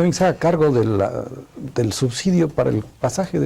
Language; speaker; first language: Spanish; native; Spanish